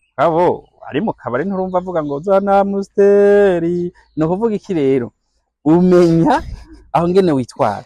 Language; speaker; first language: Rundi; native; Rundi